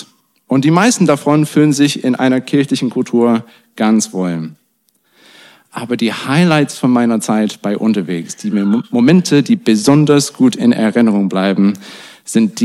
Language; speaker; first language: German; non-native, fluent; English